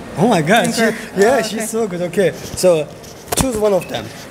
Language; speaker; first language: English; non-native, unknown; Turkish